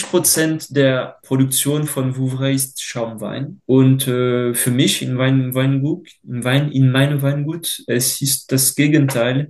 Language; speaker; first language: German; non-native, fluent; French